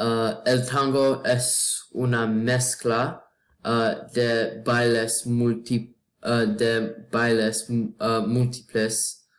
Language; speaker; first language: Spanish; non-native, learner; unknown